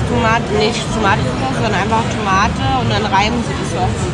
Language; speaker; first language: German; non-native, fluent; Italian